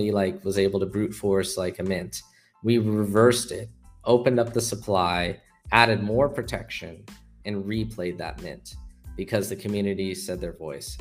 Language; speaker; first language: English; native; English